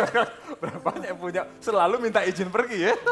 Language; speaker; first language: Indonesian; native; Indonesian